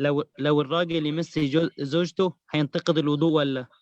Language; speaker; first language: Arabic; native; Arabic